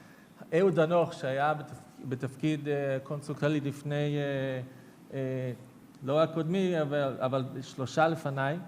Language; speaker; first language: Hebrew; non-native, fluent; English